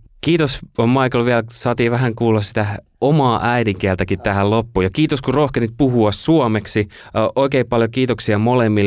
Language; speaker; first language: Finnish; native; Finnish